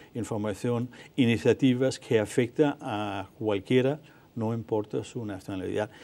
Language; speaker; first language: Spanish; non-native, fluent; Danish